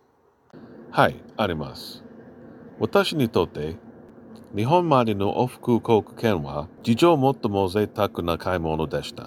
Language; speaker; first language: Japanese; non-native, learner; English